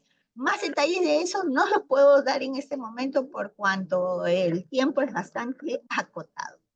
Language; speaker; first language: Spanish; native; Spanish